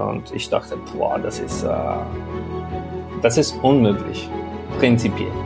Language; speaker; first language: German; non-native, fluent; Albanian